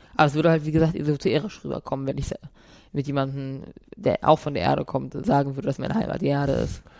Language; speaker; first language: German; native; German